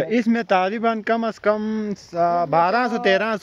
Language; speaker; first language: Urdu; non-native, local second language; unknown